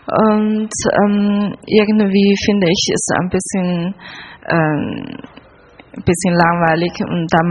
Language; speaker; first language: German; non-native, learner; Chinese